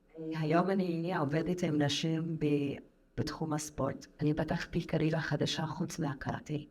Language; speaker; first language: Hebrew; non-native, local second language; Arabic